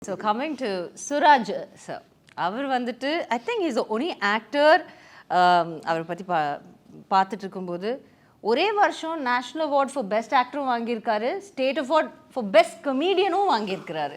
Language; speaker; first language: Tamil; native; Tamil